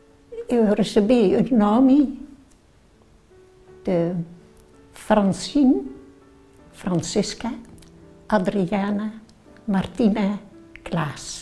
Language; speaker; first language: Portuguese; non-native, learner; Dutch